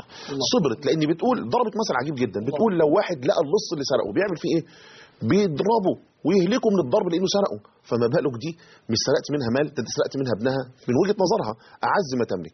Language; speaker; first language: Arabic; native; Arabic